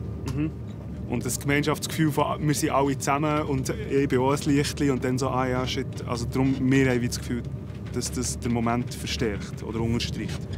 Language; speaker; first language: German; native; German